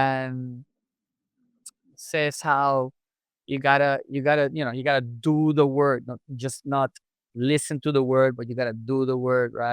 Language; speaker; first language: English; non-native, local second language; Spanish